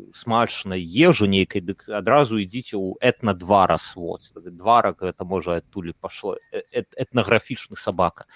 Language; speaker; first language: Belarusian; native; Belarusian